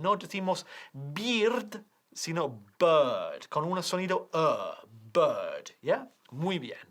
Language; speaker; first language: Spanish; non-native, fluent; English